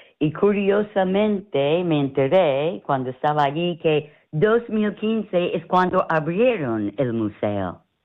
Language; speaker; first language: Spanish; non-native, fluent; English